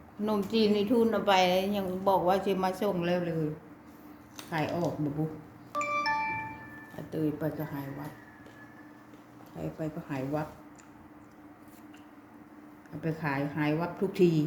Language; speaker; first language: Thai; non-native, local second language; Lao